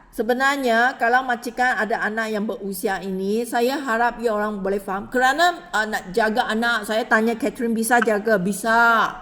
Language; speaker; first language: Malay; non-native, local second language; Chinese